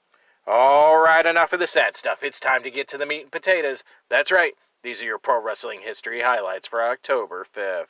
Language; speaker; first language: English; native; English